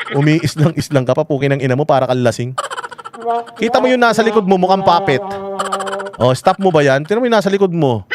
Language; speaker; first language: Filipino; native; Filipino